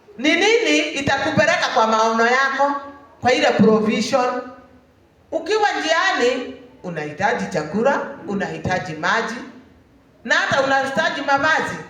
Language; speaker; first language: Swahili; non-native, local second language; Kikuyu